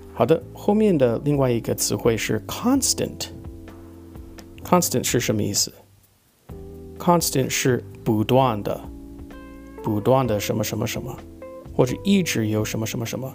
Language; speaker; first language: Chinese; non-native, fluent; English